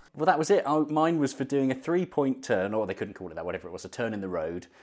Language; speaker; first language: English; native; English